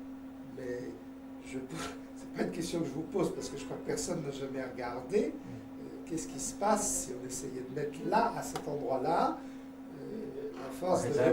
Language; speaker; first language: French; native; French